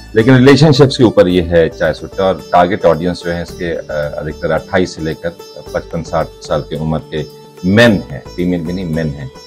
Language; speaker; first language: Hindi; native; Hindi